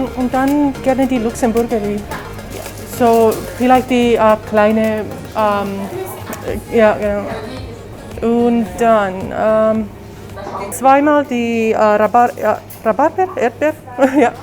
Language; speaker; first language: German; non-native, learner; Finnish